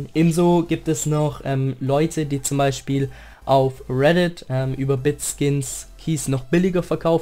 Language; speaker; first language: German; native; German